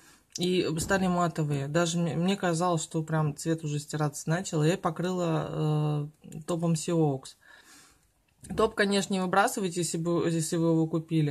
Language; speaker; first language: Russian; native; Russian